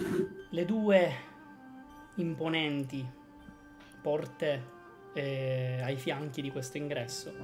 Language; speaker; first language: Italian; native; Italian